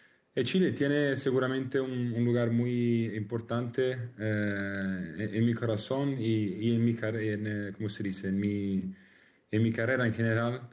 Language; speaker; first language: Spanish; non-native, learner; Italian